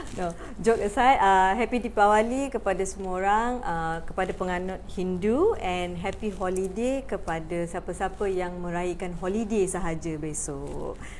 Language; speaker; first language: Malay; non-native, local second language; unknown